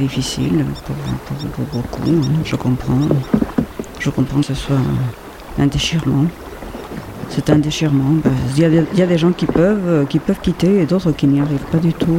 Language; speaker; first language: French; non-native, fluent; Spanish